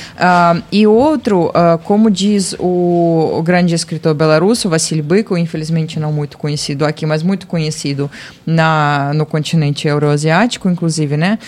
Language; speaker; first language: Portuguese; non-native, fluent; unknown